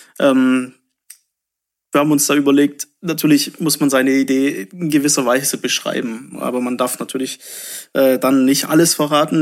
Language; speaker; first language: German; native; German